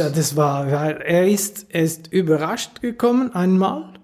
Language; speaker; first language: German; non-native, local second language; French